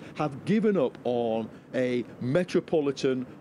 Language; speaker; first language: English; native; English